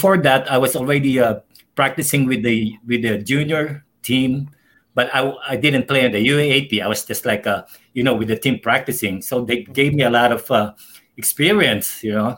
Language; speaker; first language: English; non-native, local second language; Filipino